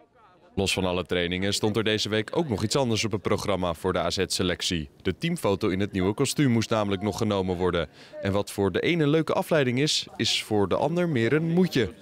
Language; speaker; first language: Dutch; native; Dutch